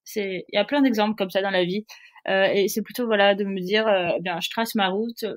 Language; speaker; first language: French; native; French